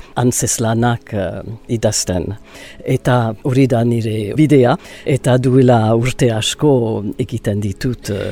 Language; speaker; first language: Basque; early bilingual, other home language; English